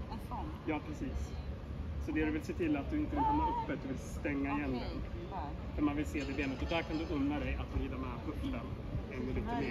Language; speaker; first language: Swedish; native; Swedish